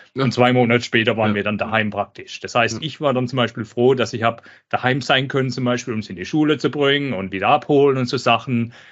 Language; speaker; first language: German; native; German